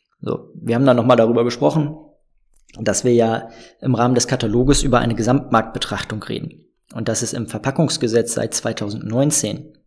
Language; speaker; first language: German; native; German